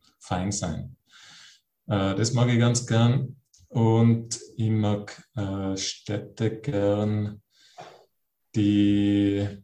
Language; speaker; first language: German; native; German